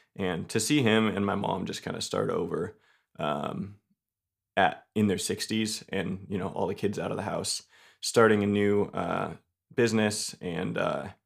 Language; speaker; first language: English; native; English